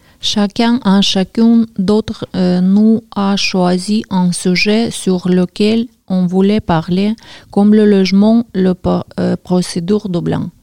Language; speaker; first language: French; non-native, learner; Ukrainian